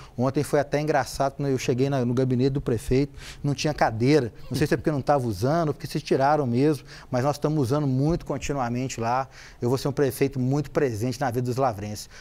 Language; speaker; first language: Portuguese; native; Portuguese